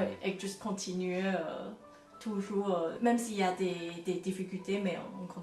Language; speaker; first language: French; non-native, fluent; Chinese